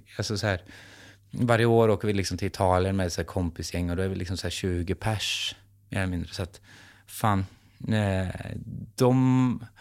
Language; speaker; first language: Swedish; native; Swedish